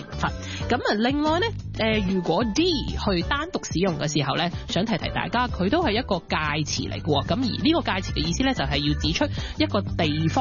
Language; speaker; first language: Cantonese; early bilingual, heritage; Cantonese